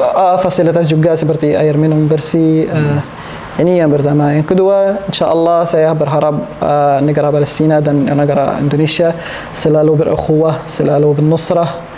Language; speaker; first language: Indonesian; non-native, learner; Arabic